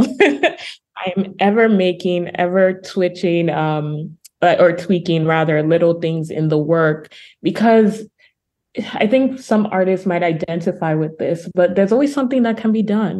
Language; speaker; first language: English; non-native, local second language; Yoruba